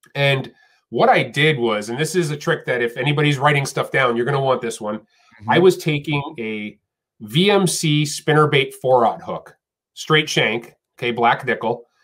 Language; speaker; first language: English; native; English